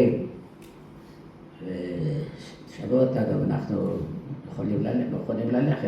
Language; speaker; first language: Hebrew; early bilingual, other home language; Dutch